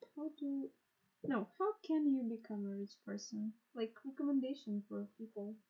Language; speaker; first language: English; non-native, learner; Russian